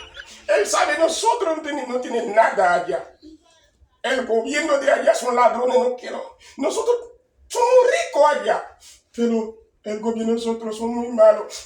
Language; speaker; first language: Spanish; non-native, learner; Haitian Creole